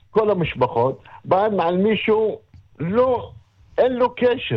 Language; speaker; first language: Hebrew; non-native, local second language; Arabic